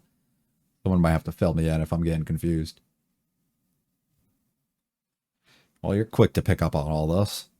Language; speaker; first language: English; native; English